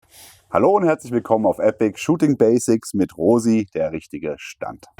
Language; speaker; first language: German; native; German